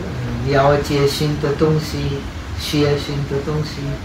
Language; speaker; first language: Chinese; non-native, fluent; Czech